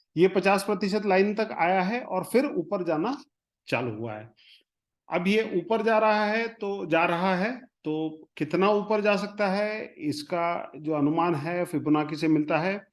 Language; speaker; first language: Hindi; non-native, local second language; Marathi